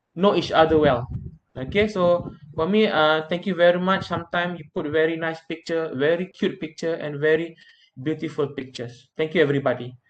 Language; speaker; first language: English; non-native, local second language; Malay